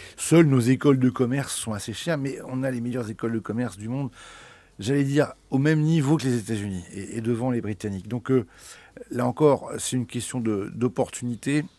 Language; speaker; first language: French; native; French